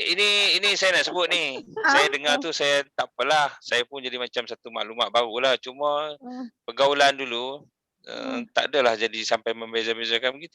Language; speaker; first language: Malay; native; Malay